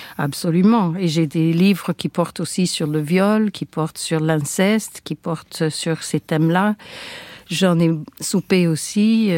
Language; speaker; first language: French; non-native, fluent; English